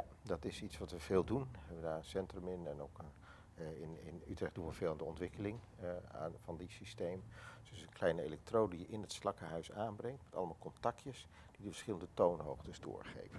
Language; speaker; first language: Dutch; native; Dutch